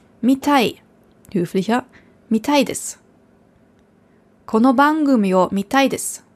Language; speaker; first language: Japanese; non-native, fluent; German